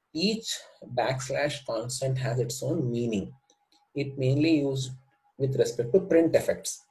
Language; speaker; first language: English; non-native, local second language; Kannada